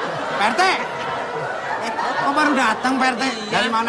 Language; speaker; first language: Indonesian; native; Indonesian